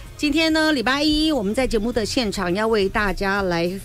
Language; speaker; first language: Chinese; native; Chinese